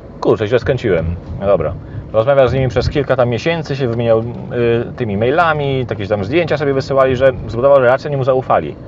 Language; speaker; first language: Polish; native; Polish